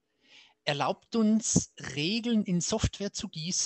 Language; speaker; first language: German; native; German